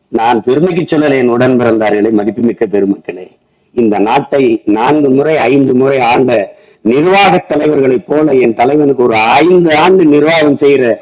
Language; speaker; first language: Tamil; native; Tamil